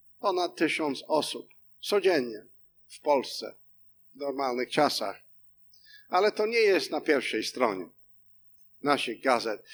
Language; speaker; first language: Polish; non-native, fluent; English